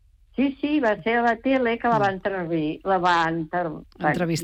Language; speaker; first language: Catalan; native; Catalan